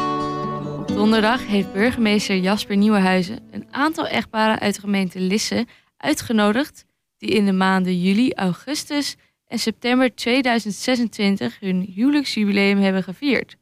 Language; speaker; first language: Dutch; native; Dutch